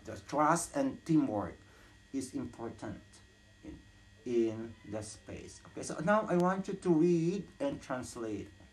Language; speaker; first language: English; non-native, local second language; Filipino